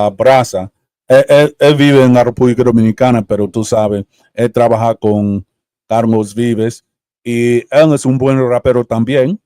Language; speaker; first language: Spanish; early bilingual, heritage; Spanish